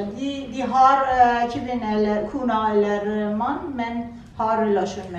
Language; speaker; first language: Norwegian; non-native, fluent; Persian